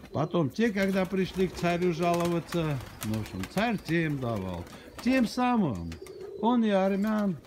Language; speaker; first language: Russian; non-native, local second language; Armenian